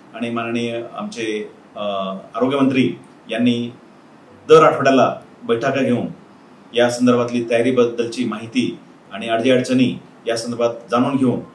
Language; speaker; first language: Marathi; native; Marathi